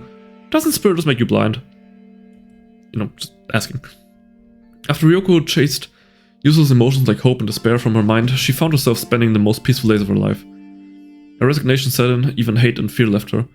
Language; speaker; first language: English; native; English